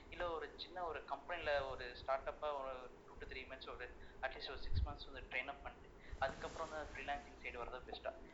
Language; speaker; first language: Tamil; native; Tamil